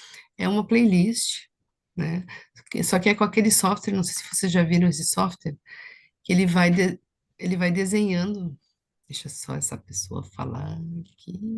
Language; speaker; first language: Portuguese; native; Portuguese